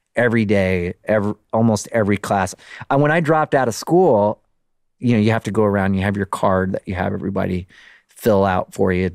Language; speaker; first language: English; native; English